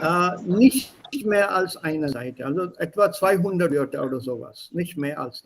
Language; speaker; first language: German; non-native, fluent; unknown